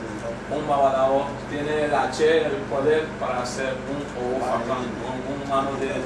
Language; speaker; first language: Spanish; non-native, learner; Yoruba